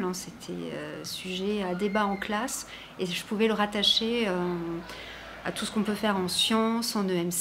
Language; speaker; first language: French; native; French